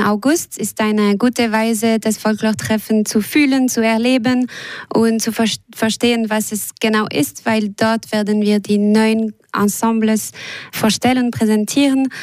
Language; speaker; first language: German; non-native, local second language; French